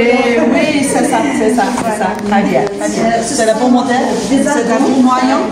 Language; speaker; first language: French; non-native, fluent; Chinese